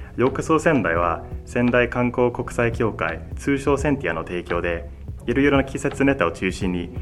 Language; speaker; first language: Japanese; non-native, fluent; English